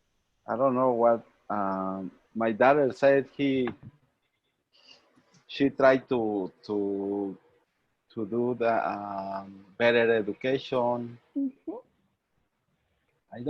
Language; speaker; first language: English; non-native, learner; Spanish